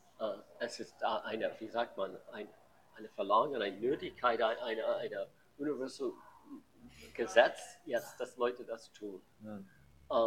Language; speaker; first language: German; non-native, learner; English